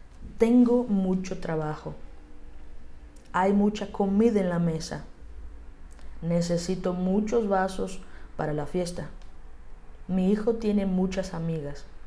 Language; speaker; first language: Spanish; non-native, fluent; Portuguese